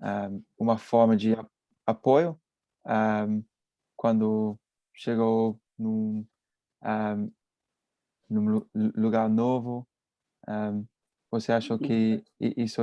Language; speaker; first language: Portuguese; non-native, learner; English